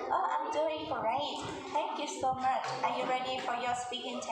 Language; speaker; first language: English; non-native, fluent; Vietnamese